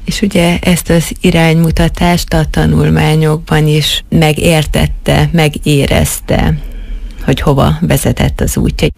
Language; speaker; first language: Hungarian; native; Hungarian